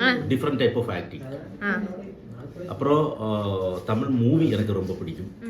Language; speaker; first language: Tamil; non-native, learner; Malayalam